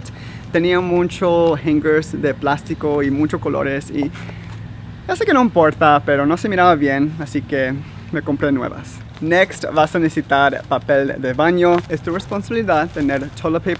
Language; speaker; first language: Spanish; early bilingual, heritage; Spanish